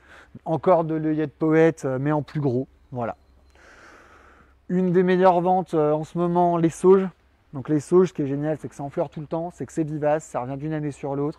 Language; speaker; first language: French; native; French